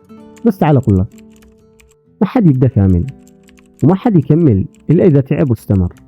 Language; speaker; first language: Arabic; native; Arabic